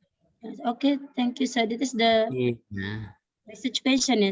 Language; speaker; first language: English; non-native, learner; Indonesian